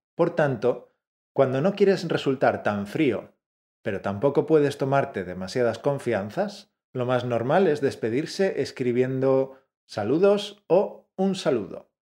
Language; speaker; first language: Spanish; native; Spanish